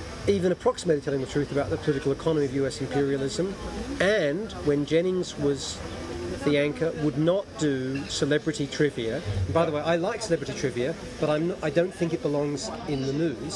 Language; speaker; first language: English; native; English